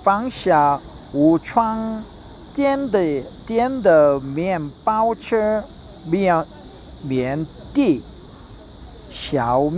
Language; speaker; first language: Chinese; non-native, learner; Korean